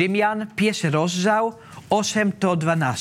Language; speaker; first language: Polish; non-native, learner; German